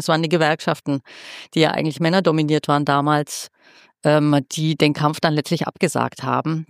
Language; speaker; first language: German; native; German